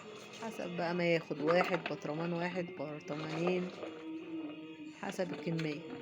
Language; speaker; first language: Arabic; native; Arabic